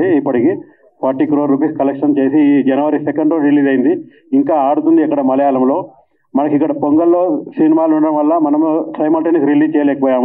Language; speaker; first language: Telugu; native; Telugu